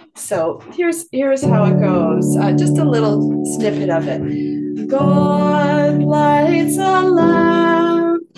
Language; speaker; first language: English; native; English